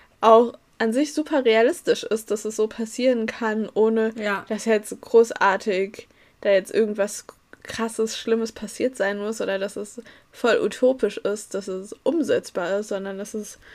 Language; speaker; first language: German; native; German